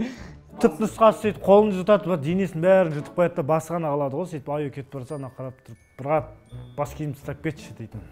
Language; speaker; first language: Kazakh; native; Kazakh